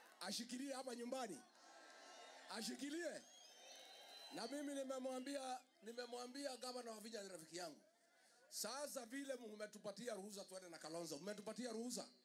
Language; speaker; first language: Swahili; non-native, local second language; Kikuyu